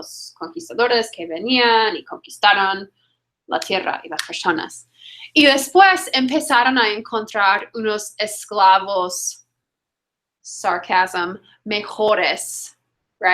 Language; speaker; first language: Spanish; non-native, fluent; English